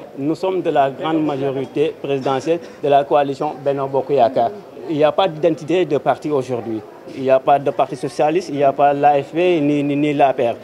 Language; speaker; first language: French; non-native, local second language; Wolof